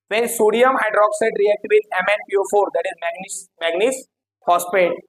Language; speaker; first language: English; non-native, local second language; Marathi